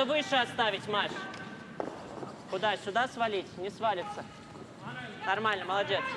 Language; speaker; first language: Russian; native; Russian